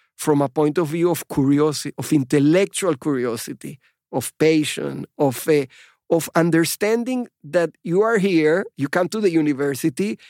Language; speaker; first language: English; non-native, fluent; Spanish